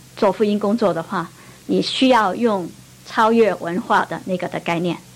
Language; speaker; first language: Chinese; non-native, local second language; Cantonese